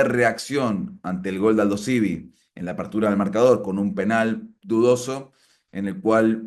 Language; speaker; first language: Spanish; native; Spanish